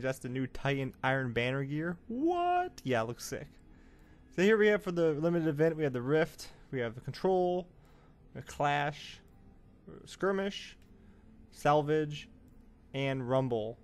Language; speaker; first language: English; native; English